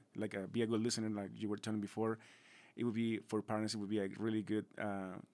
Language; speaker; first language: English; non-native, fluent; Spanish